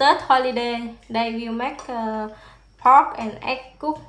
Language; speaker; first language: English; non-native, learner; Vietnamese